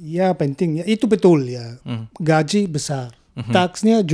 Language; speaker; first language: Indonesian; non-native, learner; German